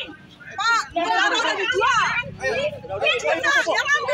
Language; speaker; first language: Malay; native; Malay